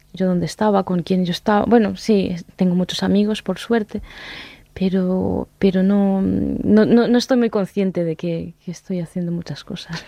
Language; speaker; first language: Spanish; non-native, fluent; Japanese